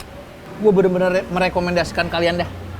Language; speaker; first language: Indonesian; native; Indonesian